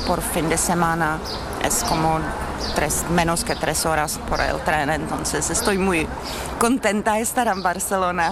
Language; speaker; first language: Spanish; non-native, fluent; Czech